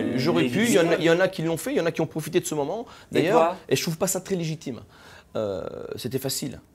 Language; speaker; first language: French; native; French